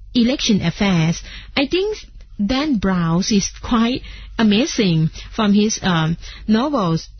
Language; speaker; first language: English; non-native, fluent; Thai